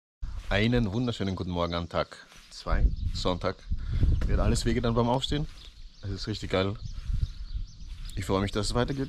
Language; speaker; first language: German; native; German